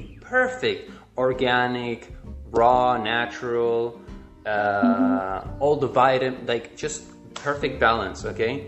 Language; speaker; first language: English; non-native, fluent; Spanish